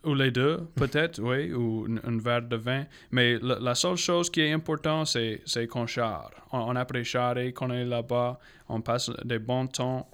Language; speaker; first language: French; non-native, local second language; English